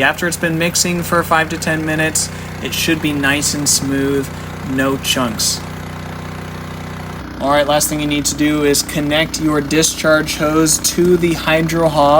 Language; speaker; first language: English; native; English